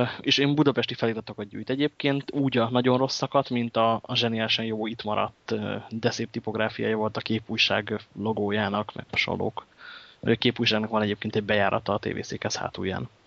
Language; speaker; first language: Hungarian; native; Hungarian